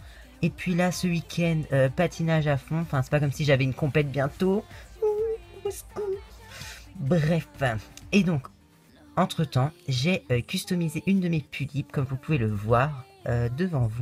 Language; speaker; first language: French; native; French